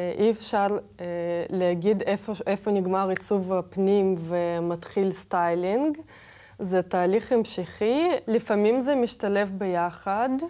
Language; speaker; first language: Hebrew; non-native, fluent; Russian